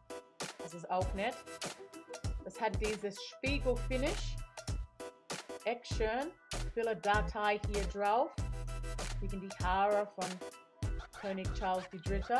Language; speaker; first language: German; non-native, fluent; English